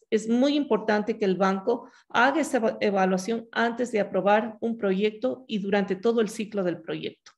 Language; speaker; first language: Spanish; native; Spanish